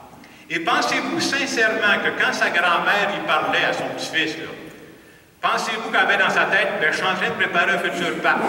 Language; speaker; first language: French; native; French